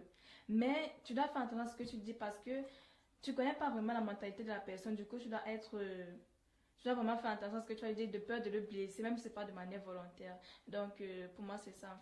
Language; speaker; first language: French; non-native, local second language; Sango